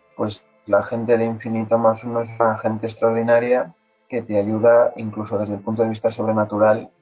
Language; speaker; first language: Spanish; native; Spanish